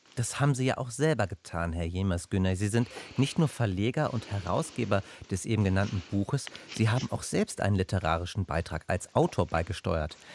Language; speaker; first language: German; native; German